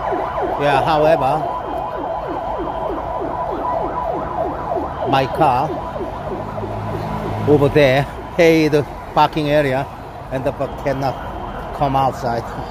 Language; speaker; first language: English; non-native, learner; Korean